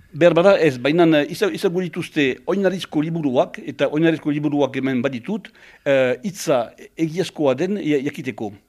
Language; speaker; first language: Basque; non-native, local second language; French